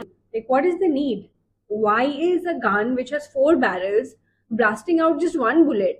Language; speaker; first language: English; non-native, local second language; Hindi